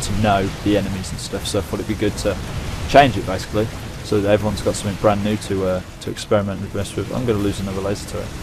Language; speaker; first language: English; native; English